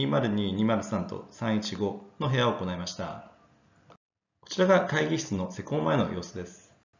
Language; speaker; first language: Japanese; native; Japanese